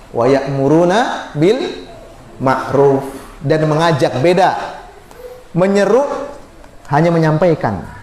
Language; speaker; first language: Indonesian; native; Indonesian